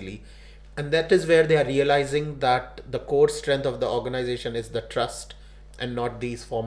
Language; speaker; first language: English; non-native, local second language; Gujarati